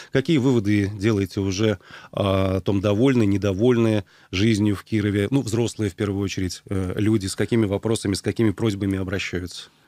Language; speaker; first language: Russian; native; Russian